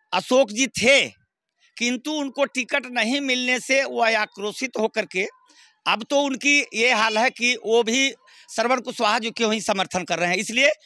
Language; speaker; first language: Hindi; native; Hindi